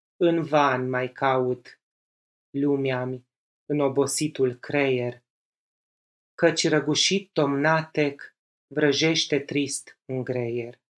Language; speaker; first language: Romanian; native; Romanian